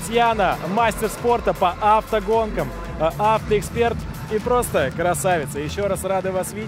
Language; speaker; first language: Russian; native; Russian